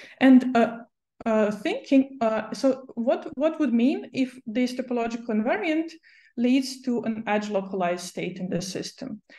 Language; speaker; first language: English; non-native, fluent; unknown